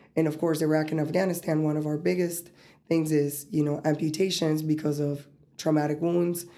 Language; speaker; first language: English; early bilingual, other home language; Spanish